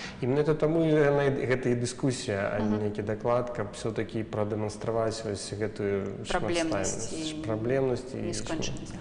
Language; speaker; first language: Belarusian; native; Belarusian